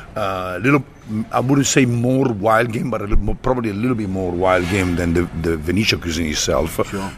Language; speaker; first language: English; non-native, fluent; Italian